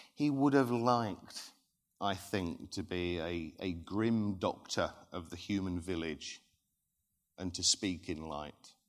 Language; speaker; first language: English; native; English